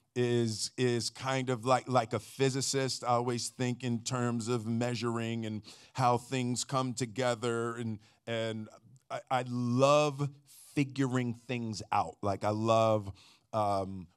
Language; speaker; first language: English; native; English